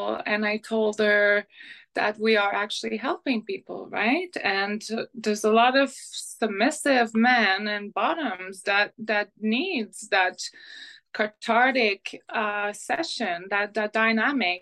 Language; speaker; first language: English; non-native, fluent; French